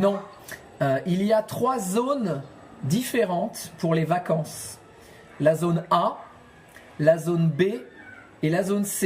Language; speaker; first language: French; native; French